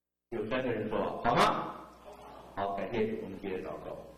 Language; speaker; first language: Chinese; native; Chinese